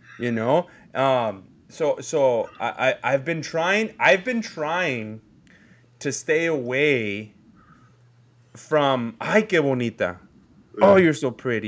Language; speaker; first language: English; early bilingual, other home language; Spanish